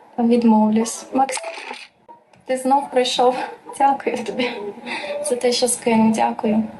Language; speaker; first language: Ukrainian; native; Ukrainian